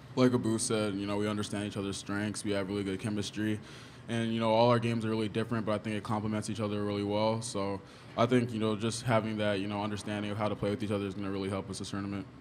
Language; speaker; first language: English; native; English